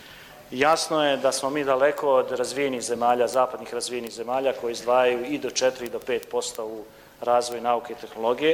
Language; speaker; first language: Croatian; native; Croatian